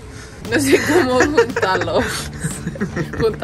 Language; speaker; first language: Spanish; non-native, learner; English